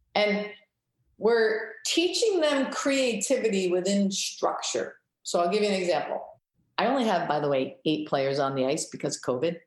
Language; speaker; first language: English; native; English